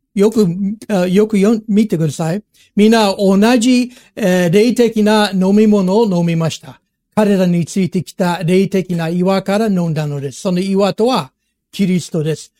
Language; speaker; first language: Japanese; non-native, fluent; English